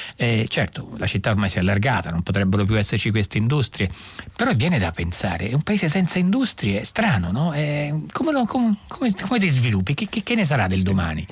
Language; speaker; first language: Italian; native; Italian